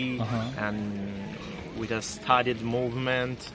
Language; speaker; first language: English; non-native, learner; Italian